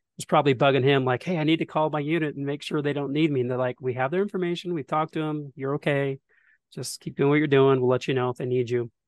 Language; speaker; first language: English; native; English